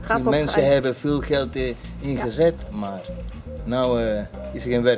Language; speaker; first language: Dutch; non-native, learner; Spanish